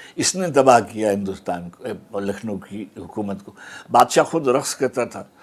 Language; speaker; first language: Urdu; native; Urdu